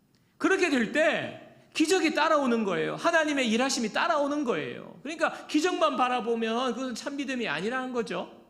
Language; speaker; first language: Korean; native; Korean